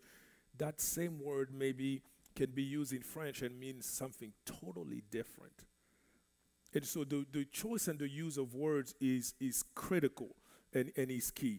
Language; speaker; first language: English; non-native, fluent; French